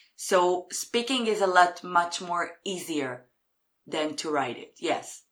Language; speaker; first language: English; non-native, fluent; Hebrew